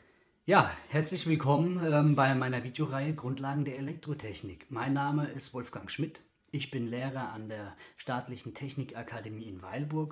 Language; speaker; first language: German; native; German